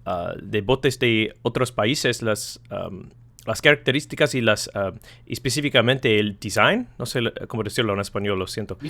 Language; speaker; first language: Spanish; non-native, learner; English